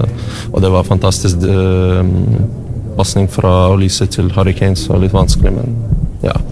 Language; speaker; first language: Norwegian; non-native, learner; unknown